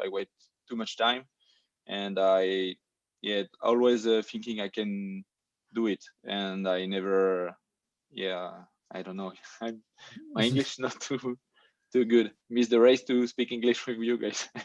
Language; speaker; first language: English; non-native, learner; French